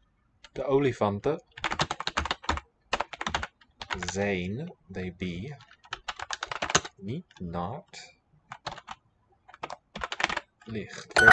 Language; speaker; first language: Dutch; non-native, learner; English